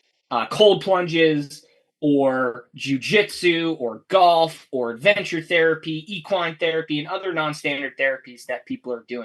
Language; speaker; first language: English; native; English